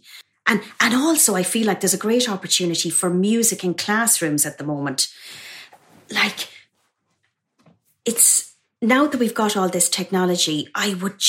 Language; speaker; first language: English; native; English